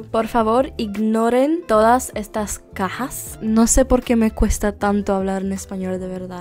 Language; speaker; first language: Spanish; non-native, fluent; Russian